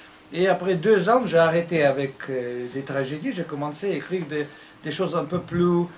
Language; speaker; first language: French; non-native, fluent; Russian